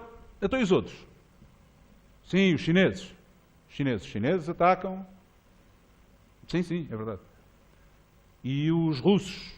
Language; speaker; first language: Portuguese; native; Portuguese